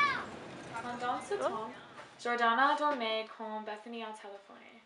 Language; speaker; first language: French; non-native, learner; English